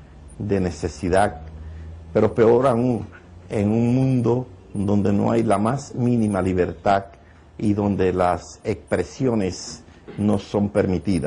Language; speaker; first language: Spanish; native; Spanish